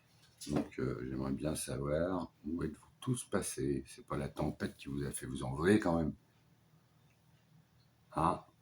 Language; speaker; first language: French; native; French